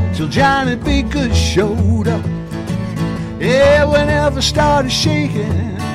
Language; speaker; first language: English; native; English